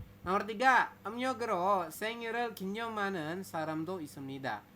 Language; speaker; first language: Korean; non-native, fluent; Indonesian